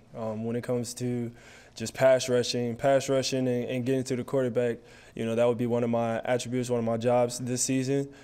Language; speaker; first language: English; native; English